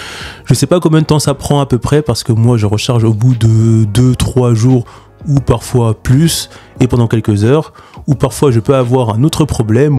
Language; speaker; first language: French; native; French